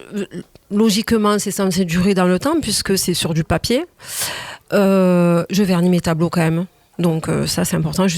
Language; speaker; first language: French; native; French